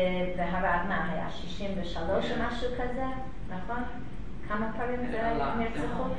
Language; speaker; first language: Hebrew; non-native, learner; English